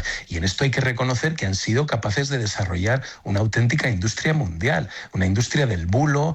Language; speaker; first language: Spanish; native; Spanish